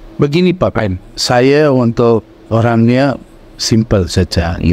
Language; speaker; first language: Indonesian; non-native, fluent; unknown